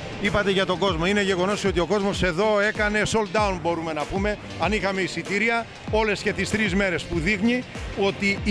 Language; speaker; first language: Greek; native; Greek